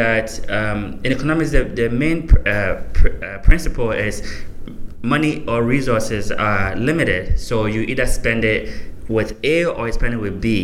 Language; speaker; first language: English; non-native, local second language; Akan